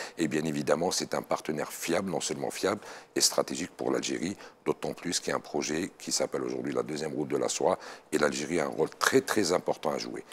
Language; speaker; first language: French; non-native, local second language; Arabic